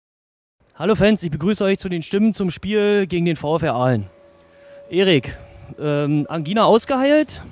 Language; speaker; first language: German; native; German